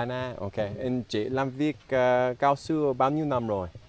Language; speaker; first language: Vietnamese; non-native, learner; English